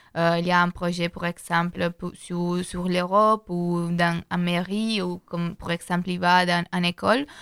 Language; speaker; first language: French; non-native, learner; Italian